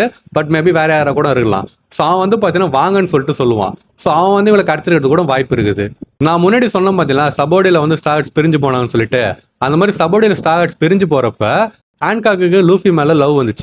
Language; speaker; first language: Tamil; native; Tamil